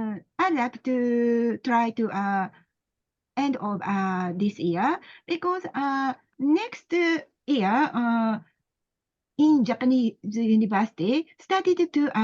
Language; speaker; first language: English; non-native, learner; Japanese